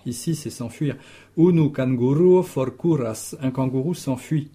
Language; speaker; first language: French; native; French